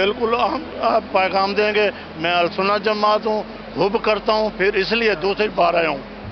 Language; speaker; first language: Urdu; non-native, local second language; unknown